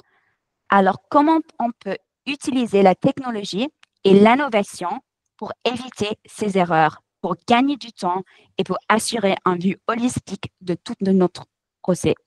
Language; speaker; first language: French; non-native, fluent; English